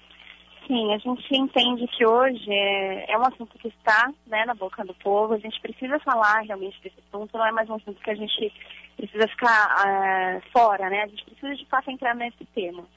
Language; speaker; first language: Portuguese; native; Portuguese